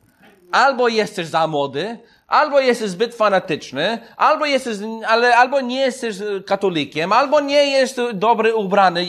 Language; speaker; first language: Polish; non-native, fluent; English